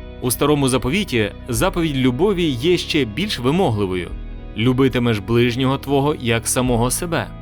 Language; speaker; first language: Ukrainian; native; Ukrainian